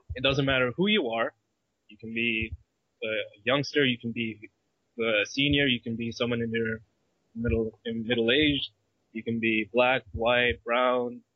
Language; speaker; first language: English; early bilingual, other home language; Malay